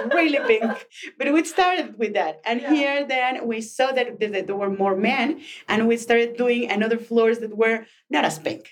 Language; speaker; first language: English; non-native, fluent; Spanish